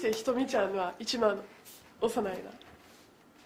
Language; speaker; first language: Japanese; non-native, learner; French